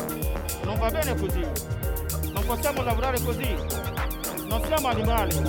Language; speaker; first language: Italian; non-native, learner; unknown